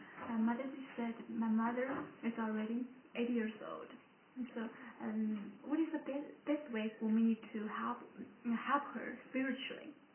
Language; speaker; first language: English; non-native, fluent; Chinese